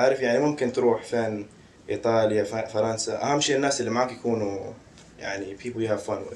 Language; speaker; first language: Arabic; native; Arabic